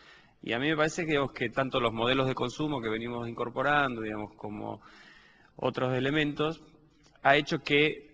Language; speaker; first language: Spanish; native; Spanish